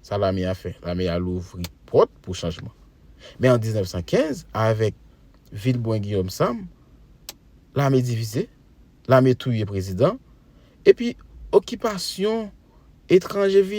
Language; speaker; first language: French; non-native, local second language; Haitian Creole